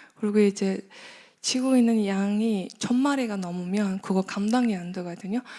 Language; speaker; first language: Korean; non-native, fluent; Mongolian